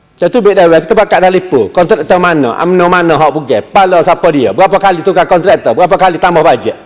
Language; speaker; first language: Malay; native; Malay